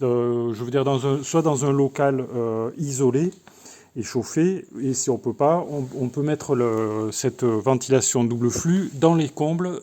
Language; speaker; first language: French; native; French